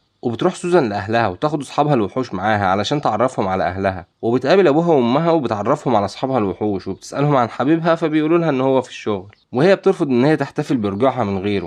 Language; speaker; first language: Arabic; native; Arabic